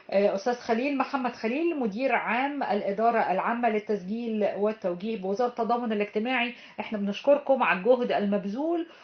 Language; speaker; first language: Arabic; native; Arabic